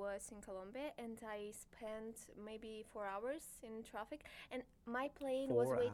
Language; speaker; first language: English; non-native, learner; Russian